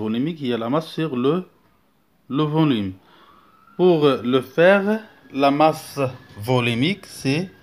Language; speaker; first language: French; non-native, local second language; Arabic